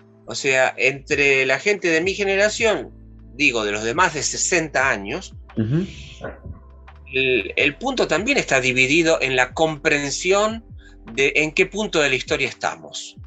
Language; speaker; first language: Spanish; native; Spanish